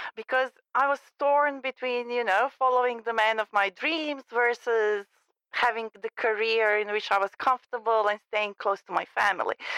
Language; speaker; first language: English; non-native, fluent; Croatian